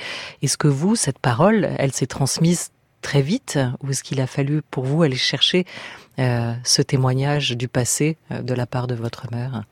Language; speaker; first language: French; native; French